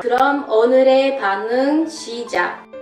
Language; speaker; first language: Korean; non-native, learner; Italian